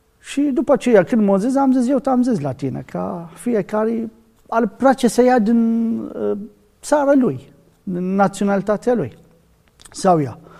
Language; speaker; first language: Romanian; non-native, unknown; Arabic